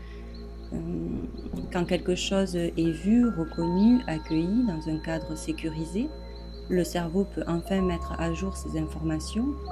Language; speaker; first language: French; native; French